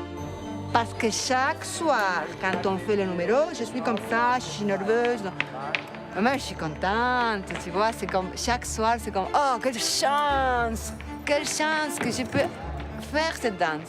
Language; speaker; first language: French; non-native, fluent; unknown